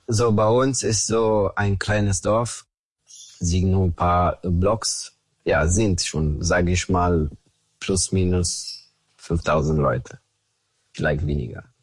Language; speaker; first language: German; non-native, learner; Romanian